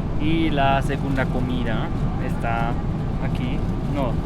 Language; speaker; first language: Spanish; non-native, learner; German